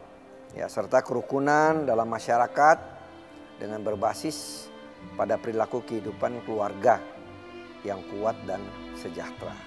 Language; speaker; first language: Indonesian; native; Indonesian